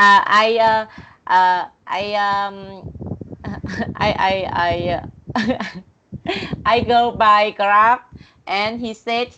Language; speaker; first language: English; non-native, learner; Vietnamese